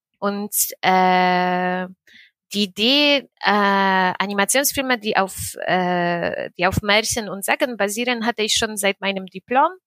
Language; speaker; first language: German; non-native, fluent; Polish